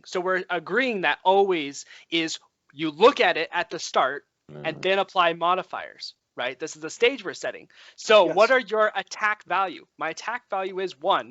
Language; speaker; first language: English; native; English